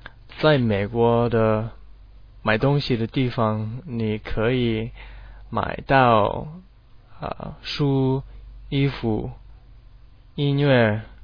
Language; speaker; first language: Chinese; non-native, learner; English